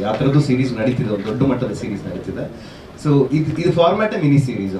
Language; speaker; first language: Kannada; native; Kannada